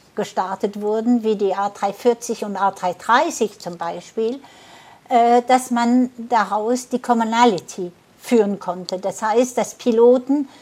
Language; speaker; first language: German; early bilingual, heritage; German